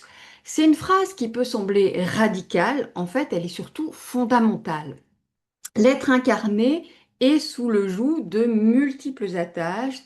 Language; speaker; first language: French; native; French